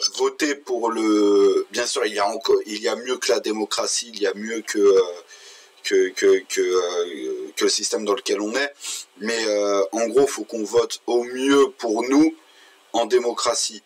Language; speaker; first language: French; native; French